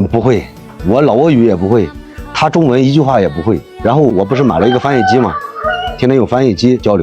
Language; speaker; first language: Chinese; native; Chinese